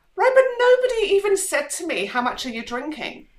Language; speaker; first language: English; native; English